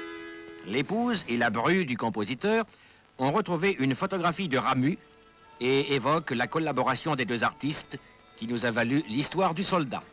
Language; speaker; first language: French; native; French